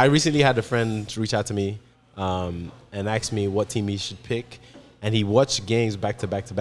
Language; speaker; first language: English; native; English